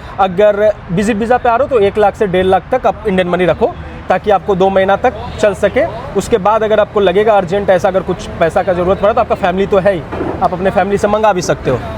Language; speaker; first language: Hindi; non-native, local second language; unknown